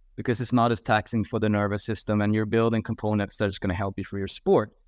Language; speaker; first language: English; non-native, fluent; Swedish